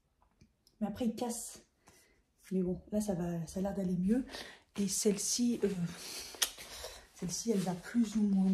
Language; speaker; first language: French; native; French